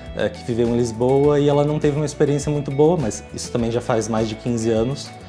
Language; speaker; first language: Portuguese; native; Portuguese